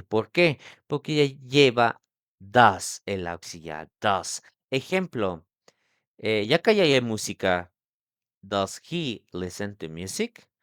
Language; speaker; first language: Spanish; non-native, local second language; Tzeltal